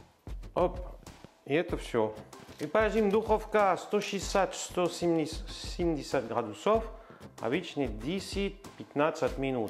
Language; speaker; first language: Russian; non-native, learner; French